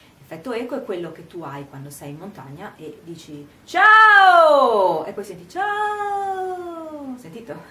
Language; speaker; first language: Italian; native; Italian